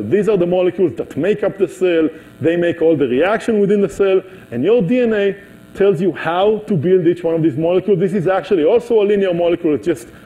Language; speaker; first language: English; non-native, fluent; Hebrew